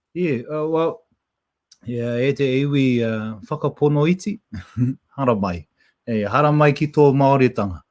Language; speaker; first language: Māori; native; Māori